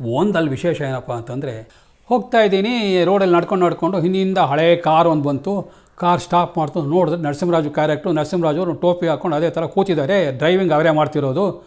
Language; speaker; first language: Kannada; native; Kannada